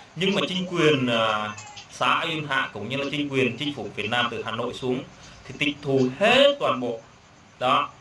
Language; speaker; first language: Vietnamese; non-native, local second language; Jarai